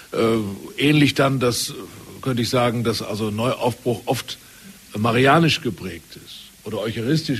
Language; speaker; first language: German; native; German